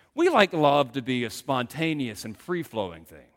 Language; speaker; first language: English; native; English